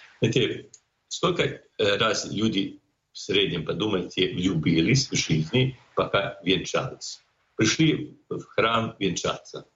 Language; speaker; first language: Russian; non-native, fluent; Croatian